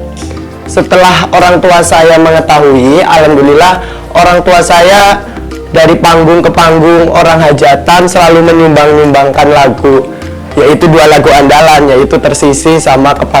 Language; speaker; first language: Indonesian; non-native, local second language; Javanese